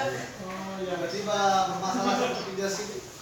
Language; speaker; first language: Indonesian; native; Indonesian